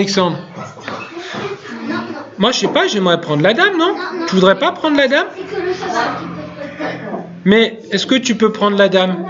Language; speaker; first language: French; native; French